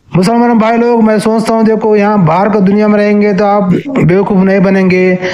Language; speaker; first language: Hindi; non-native, local second language; Telugu